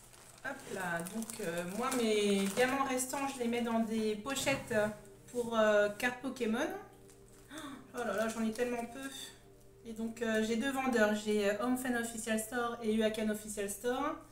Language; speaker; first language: French; native; French